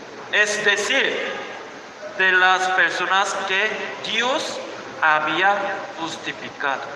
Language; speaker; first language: Spanish; non-native, learner; Korean